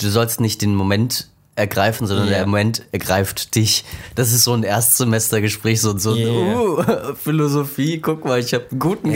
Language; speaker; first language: German; native; German